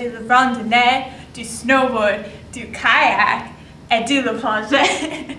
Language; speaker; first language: French; non-native, learner; English